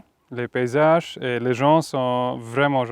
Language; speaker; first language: French; non-native, fluent; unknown